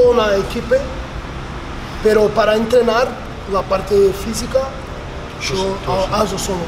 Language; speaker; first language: Spanish; non-native, learner; Portuguese